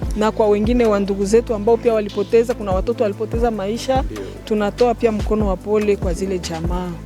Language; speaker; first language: Swahili; native; Swahili